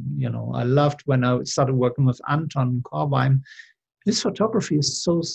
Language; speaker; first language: English; non-native, fluent; German